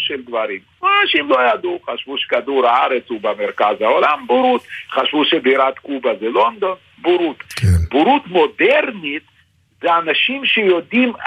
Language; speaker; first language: Hebrew; non-native, fluent; Lithuanian